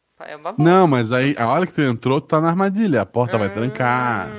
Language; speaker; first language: Portuguese; native; Portuguese